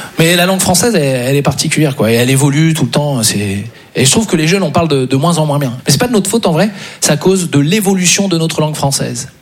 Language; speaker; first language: French; native; French